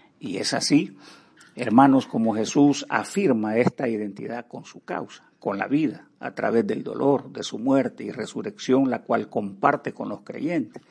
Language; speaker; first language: Spanish; native; Spanish